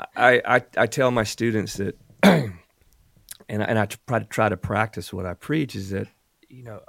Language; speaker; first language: English; native; English